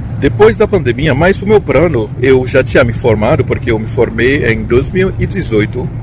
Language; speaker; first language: Portuguese; non-native, fluent; Haitian Creole